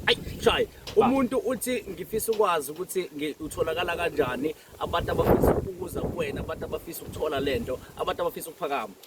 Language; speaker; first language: Zulu; native; Zulu